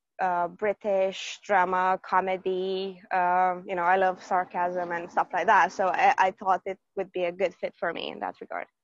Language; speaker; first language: English; non-native, fluent; Romanian